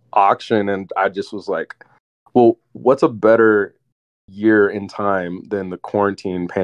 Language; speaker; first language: English; native; English